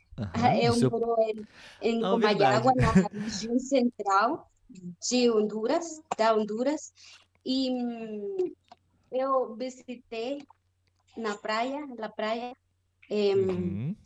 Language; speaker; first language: Portuguese; non-native, learner; Spanish